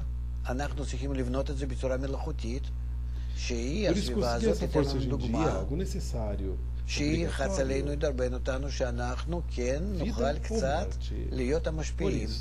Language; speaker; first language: Hebrew; non-native, fluent; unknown